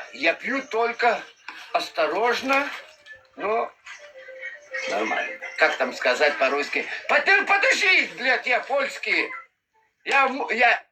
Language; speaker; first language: Russian; non-native, learner; Lithuanian